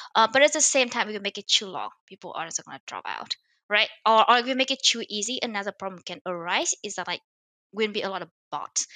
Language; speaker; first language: English; non-native, fluent; Vietnamese